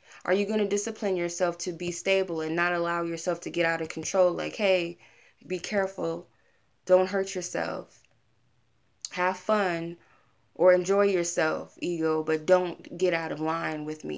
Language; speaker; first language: English; native; English